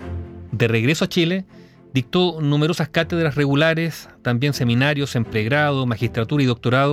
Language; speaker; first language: Spanish; native; Spanish